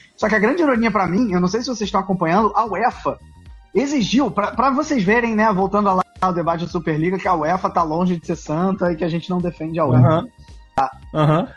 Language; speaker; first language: Portuguese; native; Portuguese